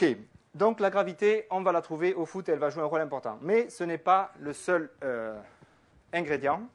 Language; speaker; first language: French; native; French